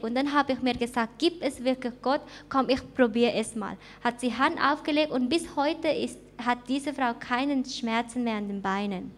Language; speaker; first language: German; non-native, fluent; Thai